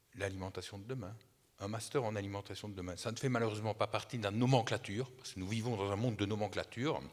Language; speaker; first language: French; native; French